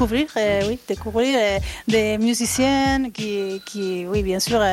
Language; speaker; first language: French; non-native, fluent; Spanish